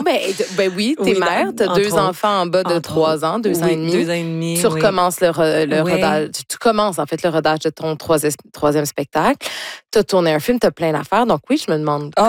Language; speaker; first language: French; native; French